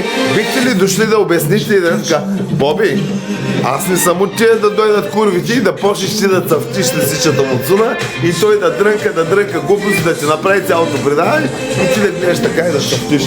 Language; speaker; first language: Bulgarian; native; Bulgarian